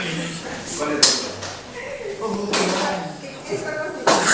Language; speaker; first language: Spanish; native; Spanish